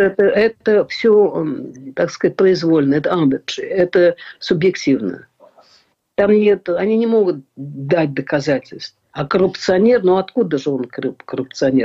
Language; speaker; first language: Russian; native; Russian